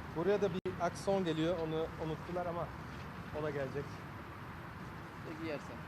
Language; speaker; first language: Turkish; early bilingual, heritage; Turkish